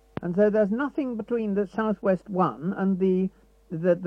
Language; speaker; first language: English; native; English